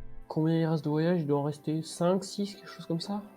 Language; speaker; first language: French; native; French